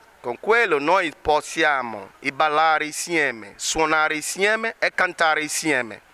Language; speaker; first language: Italian; non-native, learner; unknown